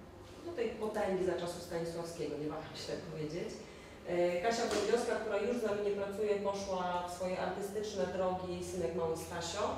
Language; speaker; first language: Polish; native; Polish